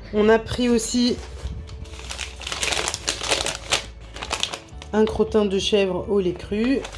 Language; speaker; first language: French; native; French